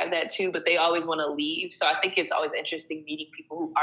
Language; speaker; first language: English; native; English